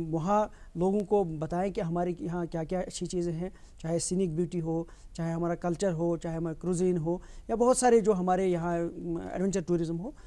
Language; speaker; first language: Hindi; non-native, local second language; Kashmiri